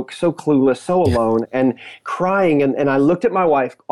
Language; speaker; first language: English; native; English